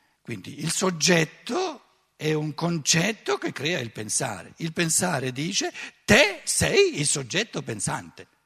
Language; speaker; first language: Italian; native; Italian